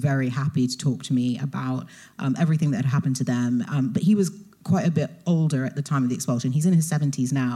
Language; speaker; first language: English; native; English